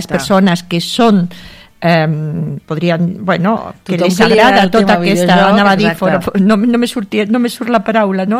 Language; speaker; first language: Catalan; native; Catalan